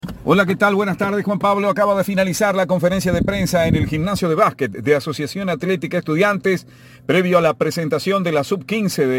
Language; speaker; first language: Spanish; native; Spanish